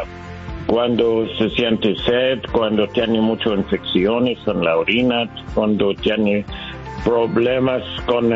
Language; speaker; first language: Spanish; non-native, learner; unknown